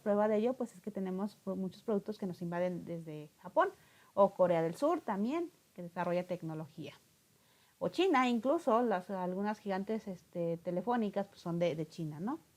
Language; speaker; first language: Spanish; native; Spanish